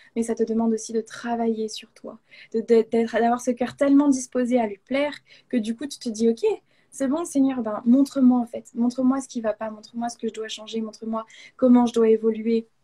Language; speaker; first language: French; native; French